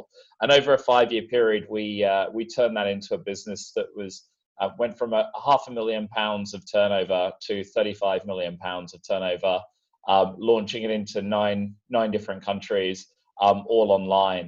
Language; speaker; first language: English; native; English